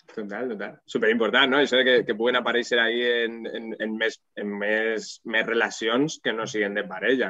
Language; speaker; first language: Spanish; non-native, local second language; Catalan